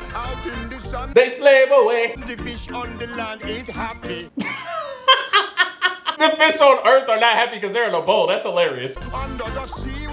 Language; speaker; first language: English; native; English